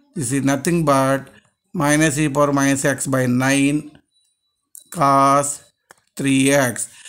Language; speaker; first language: English; non-native, local second language; Telugu